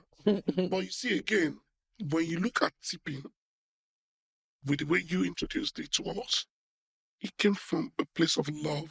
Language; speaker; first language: English; non-native, local second language; Yoruba